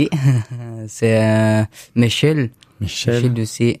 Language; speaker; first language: French; non-native, learner; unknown